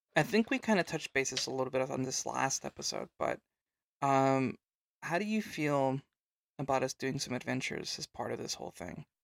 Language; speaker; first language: English; native; English